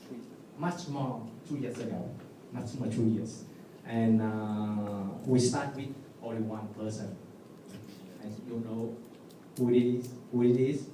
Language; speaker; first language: English; non-native, learner; Vietnamese